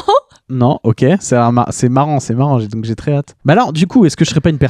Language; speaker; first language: French; native; French